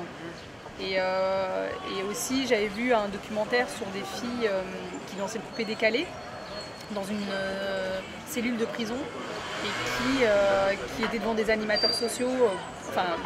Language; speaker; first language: French; native; French